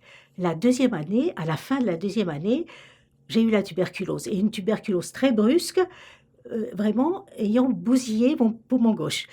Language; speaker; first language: French; native; French